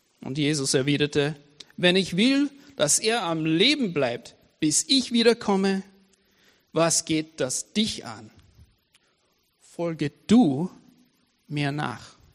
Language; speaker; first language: German; non-native, fluent; English